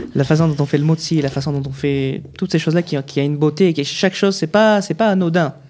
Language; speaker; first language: French; native; French